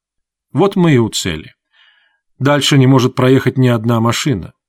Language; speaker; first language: Russian; native; Russian